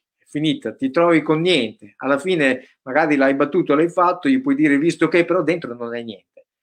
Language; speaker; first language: Italian; native; Italian